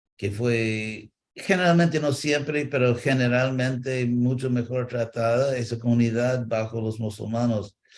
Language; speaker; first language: Spanish; non-native, fluent; English